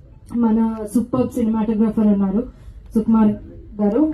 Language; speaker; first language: Telugu; non-native, fluent; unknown